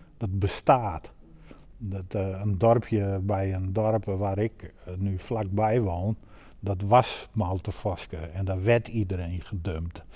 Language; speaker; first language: Dutch; native; Dutch